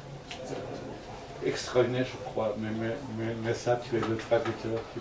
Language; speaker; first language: French; non-native, fluent; Portuguese